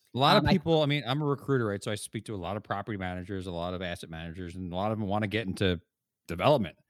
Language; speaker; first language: English; native; English